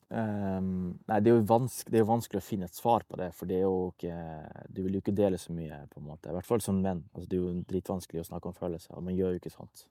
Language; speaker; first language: Norwegian; early bilingual, other home language; Persian